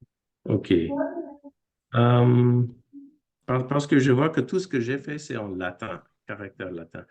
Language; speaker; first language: French; non-native, fluent; English